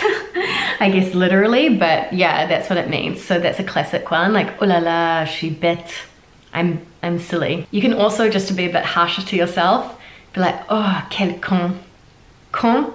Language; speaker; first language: English; native; English